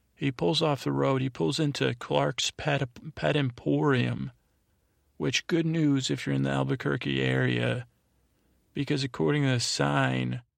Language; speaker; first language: English; native; English